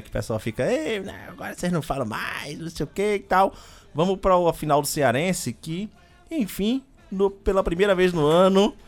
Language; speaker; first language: Portuguese; native; Portuguese